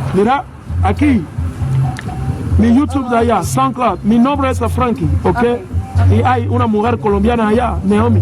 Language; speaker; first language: Spanish; non-native, learner; English